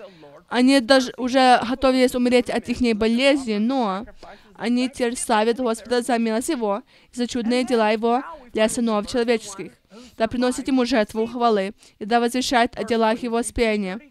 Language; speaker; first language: Russian; non-native, fluent; English